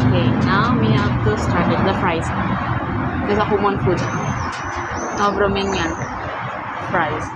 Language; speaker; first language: English; non-native, learner; Filipino